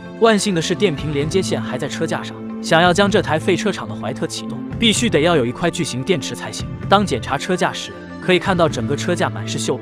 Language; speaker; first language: Chinese; native; Chinese